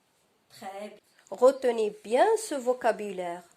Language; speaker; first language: French; non-native, local second language; Arabic